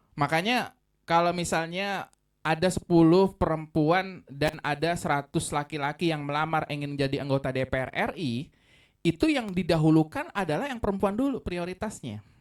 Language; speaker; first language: Indonesian; native; Indonesian